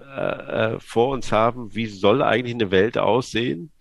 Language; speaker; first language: German; native; German